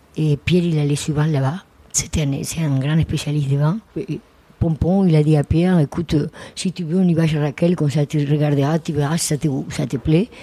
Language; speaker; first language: French; non-native, fluent; Spanish